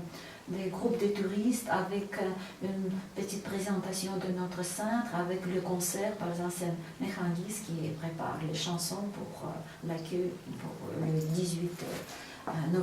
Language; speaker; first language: French; non-native, fluent; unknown